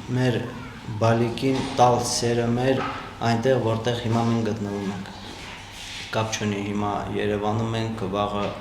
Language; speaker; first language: Armenian; native; Armenian